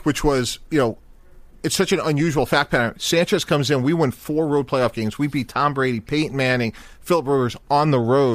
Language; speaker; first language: English; native; English